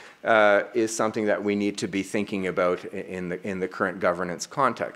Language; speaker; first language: English; native; English